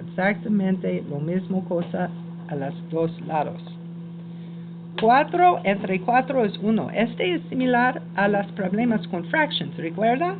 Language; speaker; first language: Spanish; non-native, learner; English